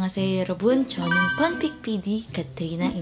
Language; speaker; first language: Korean; non-native, learner; Filipino